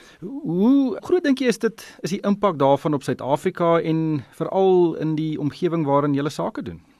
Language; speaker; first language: Afrikaans; native; Afrikaans